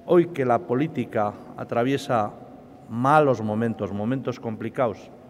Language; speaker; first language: Spanish; native; Spanish